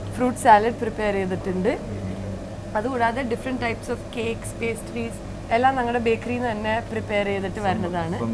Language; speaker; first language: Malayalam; early bilingual, heritage; Malayalam